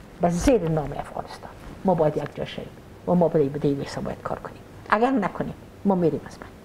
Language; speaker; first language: Persian; native; Persian